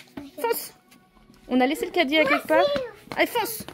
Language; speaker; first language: French; native; French